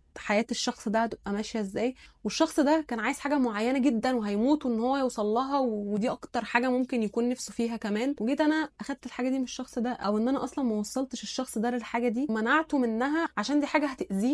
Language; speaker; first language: Arabic; native; Arabic